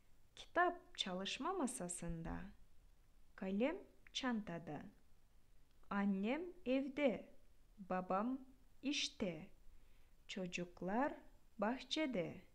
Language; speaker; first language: Turkish; non-native, fluent; Kyrgyz